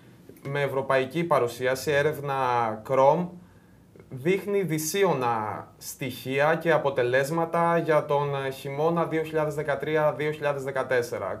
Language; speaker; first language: Greek; native; Greek